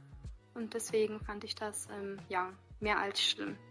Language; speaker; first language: German; early bilingual, other home language; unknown